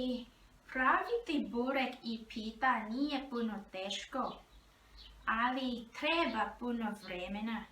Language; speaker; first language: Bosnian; non-native, learner; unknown